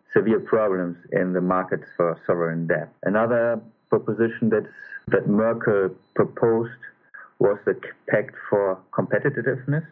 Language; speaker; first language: English; non-native, fluent; German